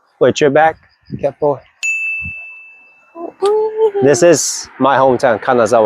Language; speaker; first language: English; non-native, learner; Japanese